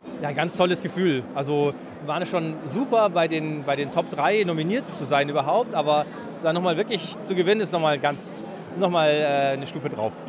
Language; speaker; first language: German; native; German